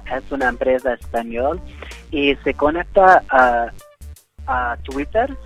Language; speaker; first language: Spanish; non-native, fluent; English